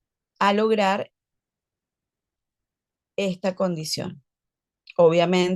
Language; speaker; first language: Spanish; native; Spanish